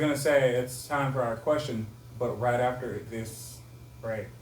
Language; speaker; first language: English; native; English